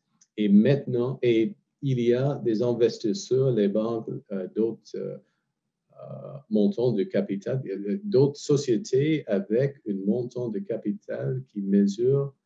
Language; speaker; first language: French; non-native, fluent; English